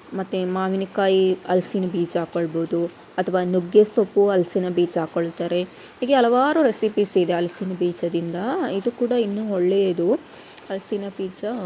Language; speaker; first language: Kannada; non-native, local second language; Kodava